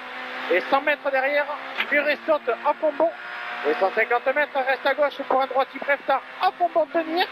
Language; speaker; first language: French; native; French